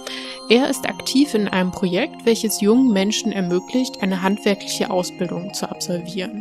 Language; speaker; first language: German; native; German